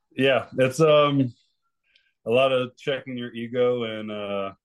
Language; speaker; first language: English; early bilingual, other home language; Spanish